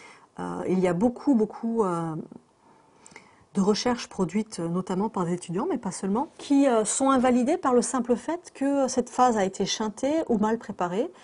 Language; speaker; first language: French; native; French